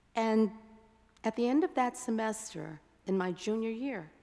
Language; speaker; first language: English; native; English